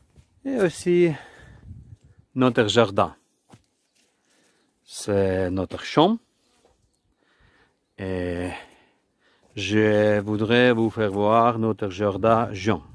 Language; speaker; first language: French; non-native, learner; Ukrainian